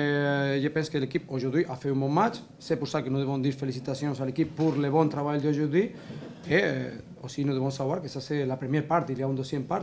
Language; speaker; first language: French; non-native, learner; Spanish